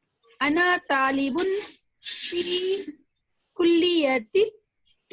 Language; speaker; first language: Arabic; non-native, learner; Urdu